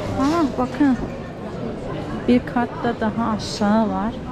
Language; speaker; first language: Turkish; non-native, learner; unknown